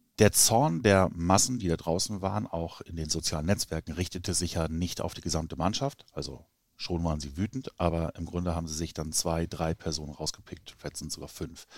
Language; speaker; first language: German; native; German